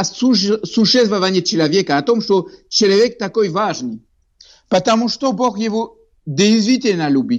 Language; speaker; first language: Russian; non-native, fluent; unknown